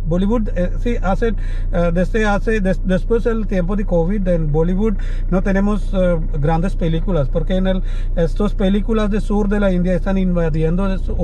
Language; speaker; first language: Spanish; non-native, learner; Malayalam